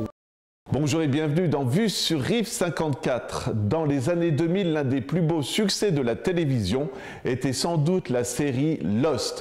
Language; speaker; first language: French; native; French